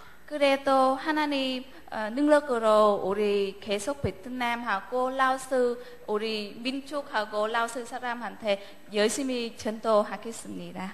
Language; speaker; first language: Korean; non-native, learner; Vietnamese